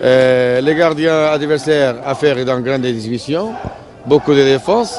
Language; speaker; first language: French; non-native, fluent; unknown